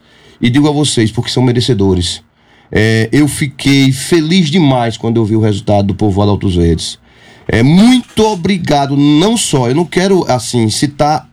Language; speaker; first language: Portuguese; native; Portuguese